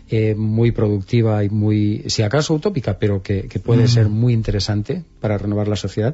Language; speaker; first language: Spanish; native; Spanish